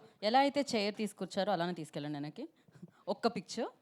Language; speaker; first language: Telugu; native; Telugu